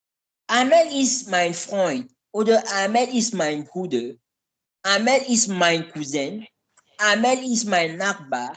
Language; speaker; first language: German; non-native, learner; French